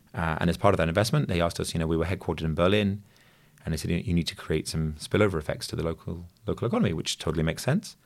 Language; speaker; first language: English; native; English